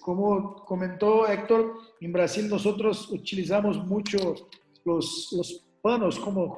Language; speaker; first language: Spanish; non-native, learner; Portuguese